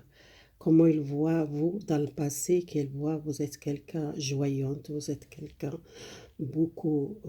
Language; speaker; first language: French; non-native, learner; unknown